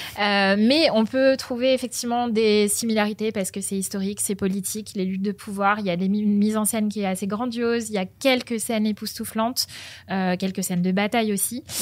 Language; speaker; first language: French; native; French